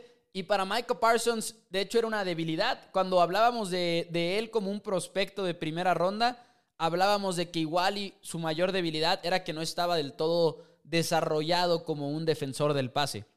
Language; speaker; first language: Spanish; native; Spanish